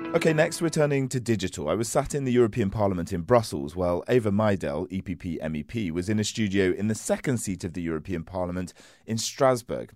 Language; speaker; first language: English; native; English